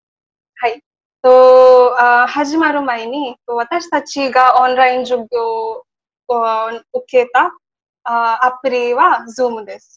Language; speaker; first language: Japanese; non-native, learner; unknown